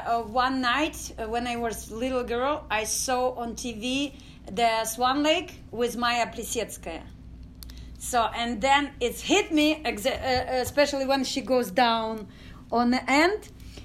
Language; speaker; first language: English; non-native, learner; Ukrainian